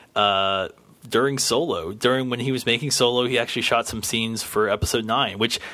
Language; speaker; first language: English; native; English